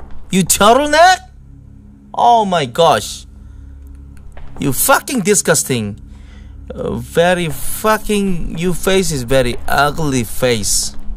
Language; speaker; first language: English; non-native, learner; Korean